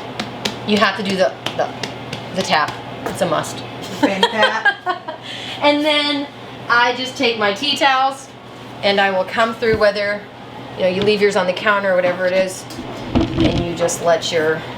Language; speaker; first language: English; native; English